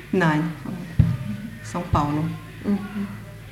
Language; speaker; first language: German; non-native, fluent; Portuguese